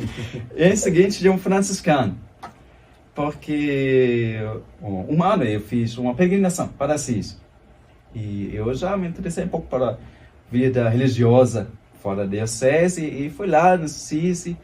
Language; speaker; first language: Portuguese; non-native, fluent; German